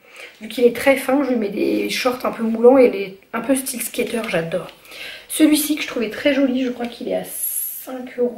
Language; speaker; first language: French; native; French